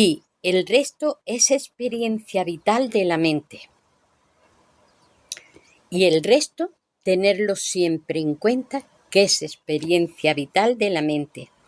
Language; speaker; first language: Spanish; native; Spanish